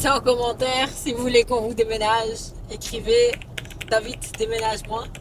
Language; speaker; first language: French; native; French